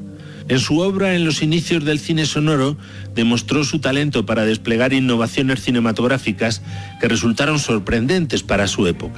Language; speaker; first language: Spanish; native; Spanish